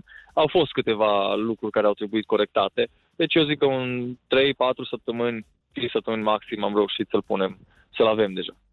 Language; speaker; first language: Romanian; native; Romanian